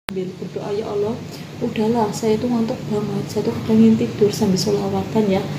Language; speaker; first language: Indonesian; non-native, local second language; Javanese